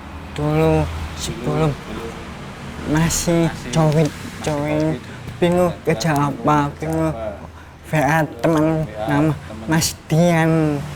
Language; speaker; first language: Indonesian; non-native, local second language; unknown